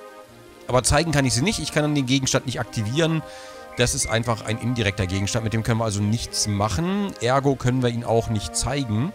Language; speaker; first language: German; native; German